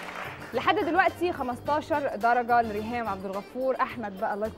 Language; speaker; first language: Arabic; native; Arabic